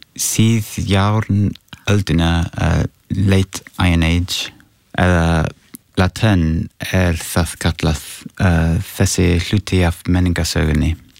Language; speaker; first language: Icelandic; non-native, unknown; English